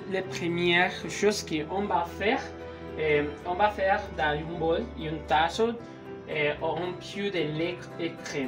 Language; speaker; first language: French; non-native, learner; Spanish